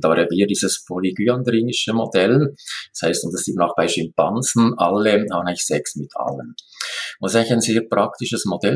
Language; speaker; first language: German; native; German